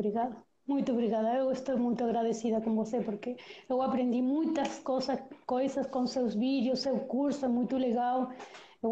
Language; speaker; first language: Portuguese; non-native, learner; Spanish